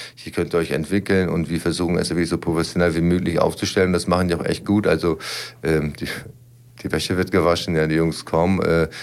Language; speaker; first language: German; native; German